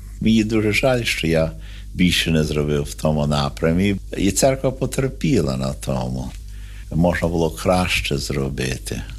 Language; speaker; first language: Ukrainian; early bilingual, heritage; Ukrainian